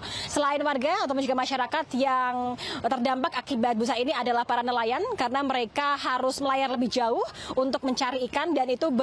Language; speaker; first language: Indonesian; native; Indonesian